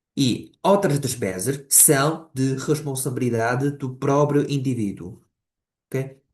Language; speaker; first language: Portuguese; non-native, fluent; Chinese